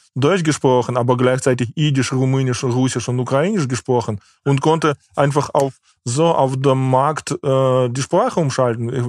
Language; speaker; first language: German; non-native, fluent; Ukrainian